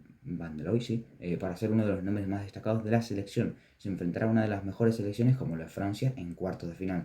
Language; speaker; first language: Spanish; native; Spanish